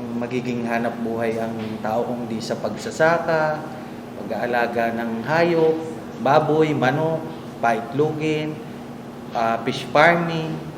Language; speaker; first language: Filipino; native; Filipino